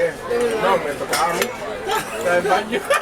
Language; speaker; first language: Spanish; early bilingual, heritage; English